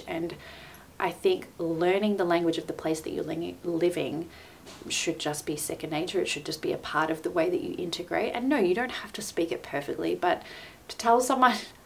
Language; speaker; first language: English; native; English